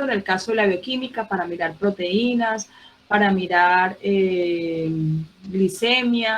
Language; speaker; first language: Spanish; native; Spanish